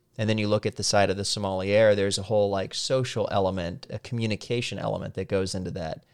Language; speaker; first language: English; native; English